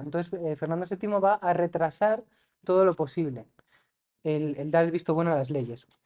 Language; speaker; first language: Spanish; native; Spanish